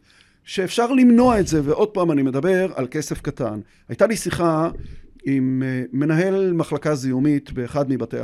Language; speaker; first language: Hebrew; native; Hebrew